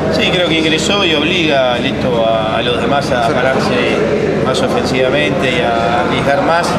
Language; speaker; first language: Spanish; native; Spanish